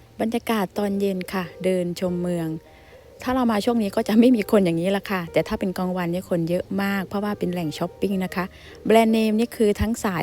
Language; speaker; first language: Thai; native; Thai